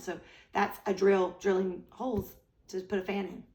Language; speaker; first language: English; native; English